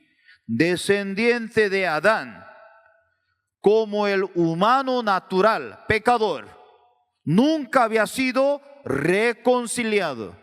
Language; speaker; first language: Spanish; non-native, learner; Korean